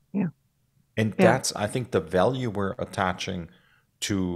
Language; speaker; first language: English; non-native, fluent; German